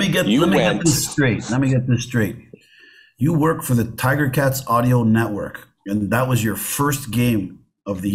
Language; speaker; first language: English; native; English